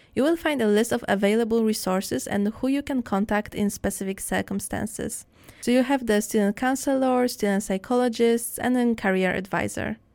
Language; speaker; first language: English; non-native, fluent; Polish